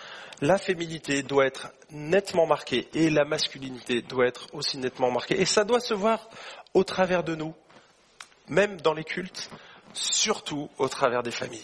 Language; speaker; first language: French; native; French